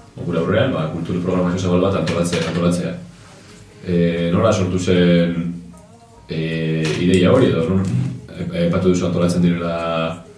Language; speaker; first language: Basque; non-native, local second language; Spanish